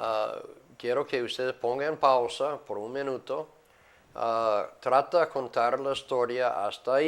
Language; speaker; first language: Spanish; non-native, fluent; English